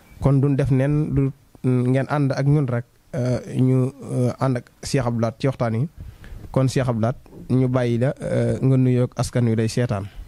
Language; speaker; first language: Wolof; native; Wolof